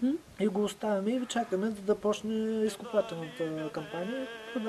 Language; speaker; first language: Bulgarian; native; Bulgarian